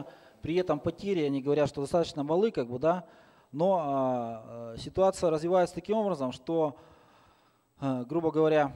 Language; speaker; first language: Russian; native; Russian